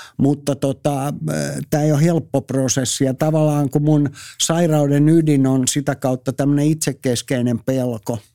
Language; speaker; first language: Finnish; native; Finnish